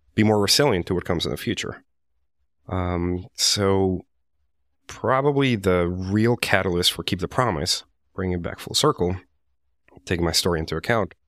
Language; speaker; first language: English; non-native, fluent; Spanish